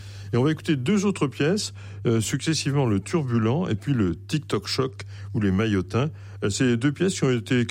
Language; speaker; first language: French; native; French